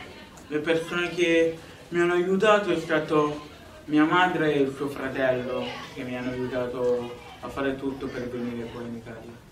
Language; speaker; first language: Italian; early bilingual, other home language; Lingala